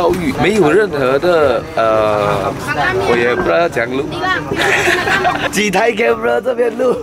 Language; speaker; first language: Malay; non-native, local second language; Chinese